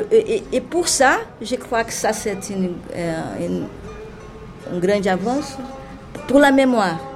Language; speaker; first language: French; non-native, fluent; Portuguese